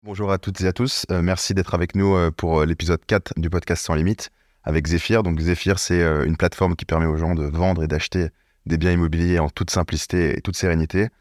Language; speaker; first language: French; native; French